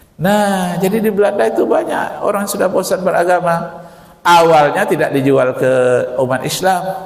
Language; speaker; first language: Indonesian; native; Indonesian